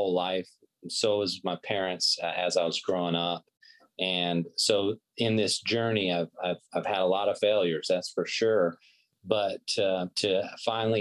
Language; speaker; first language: English; native; English